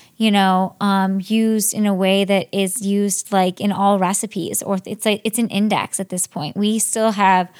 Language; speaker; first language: English; native; English